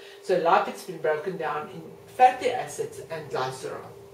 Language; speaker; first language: English; non-native, local second language; Afrikaans